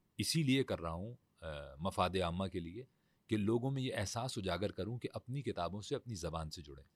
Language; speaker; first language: Urdu; native; Urdu